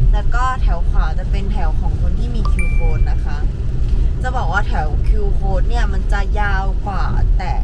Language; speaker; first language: Thai; non-native, fluent; Korean